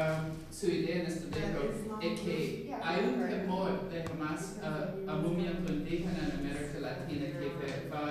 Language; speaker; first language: Spanish; non-native, fluent; English